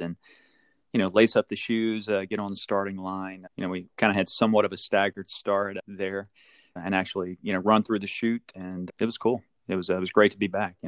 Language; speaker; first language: English; native; English